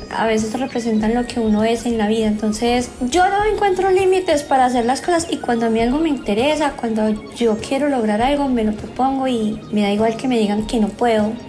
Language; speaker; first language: Spanish; native; Spanish